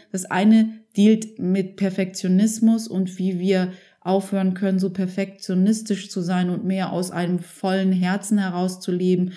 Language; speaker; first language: German; early bilingual, other home language; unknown